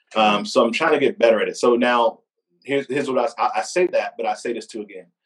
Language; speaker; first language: English; native; English